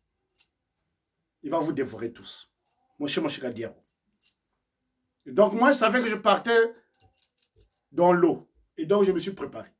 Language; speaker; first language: French; non-native, local second language; Kongo